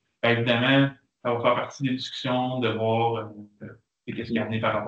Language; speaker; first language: French; native; French